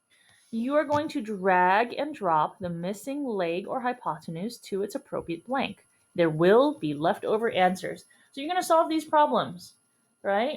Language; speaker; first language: English; native; English